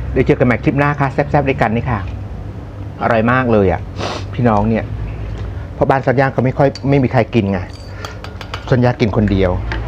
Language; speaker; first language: Thai; non-native, local second language; Khmer